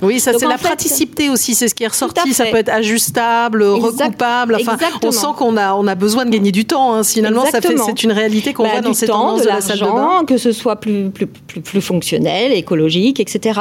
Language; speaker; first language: French; native; French